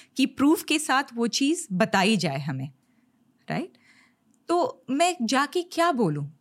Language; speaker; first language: Hindi; native; Hindi